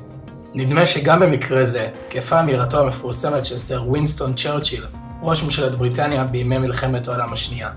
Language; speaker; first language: Hebrew; native; Hebrew